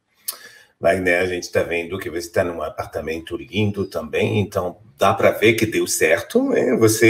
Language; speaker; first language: Portuguese; non-native, fluent; French